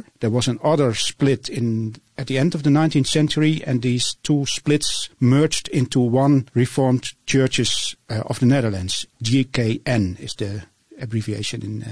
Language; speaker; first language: English; non-native, fluent; Dutch